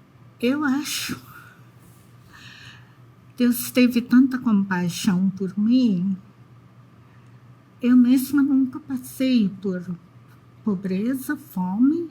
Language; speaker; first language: Portuguese; non-native, fluent; Indonesian